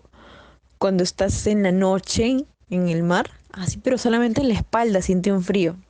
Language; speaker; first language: Spanish; native; Spanish